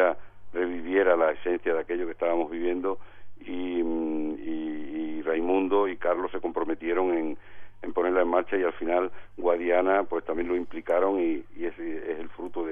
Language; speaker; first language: Spanish; native; Spanish